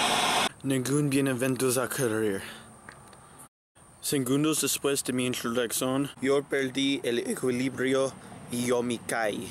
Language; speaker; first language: Spanish; non-native, learner; English